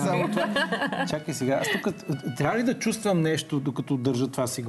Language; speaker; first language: Bulgarian; native; Bulgarian